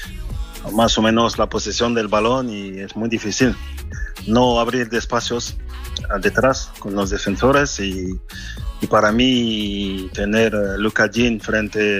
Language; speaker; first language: Spanish; non-native, fluent; French